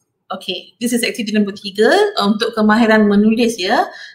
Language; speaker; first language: Malay; non-native, local second language; Tamil